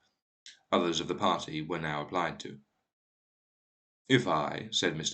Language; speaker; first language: English; native; English